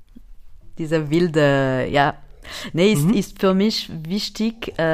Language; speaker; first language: German; non-native, fluent; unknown